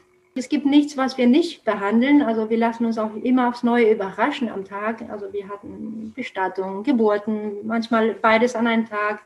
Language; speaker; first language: German; non-native, fluent; Romanian